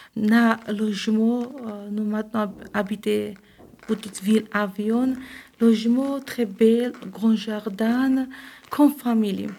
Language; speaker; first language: French; non-native, learner; Georgian